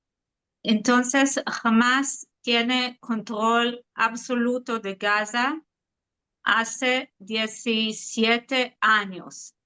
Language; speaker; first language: Spanish; non-native, fluent; Hebrew